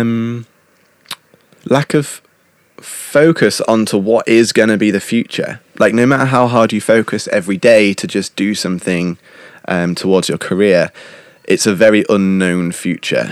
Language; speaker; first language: English; native; English